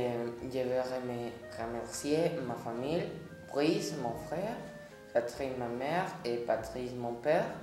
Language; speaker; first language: French; non-native, learner; Spanish